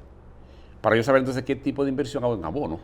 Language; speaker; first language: Spanish; native; Spanish